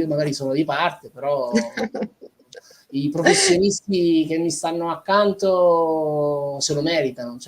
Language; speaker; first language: Italian; native; Italian